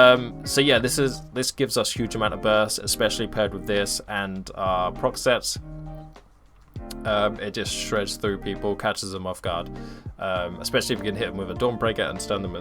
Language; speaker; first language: English; native; English